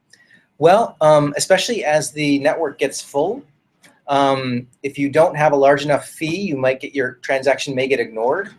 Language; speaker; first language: English; native; English